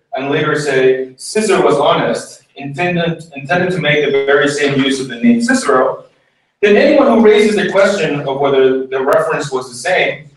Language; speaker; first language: English; early bilingual, other home language; Spanish